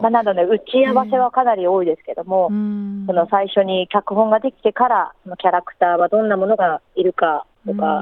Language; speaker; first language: Japanese; native; Japanese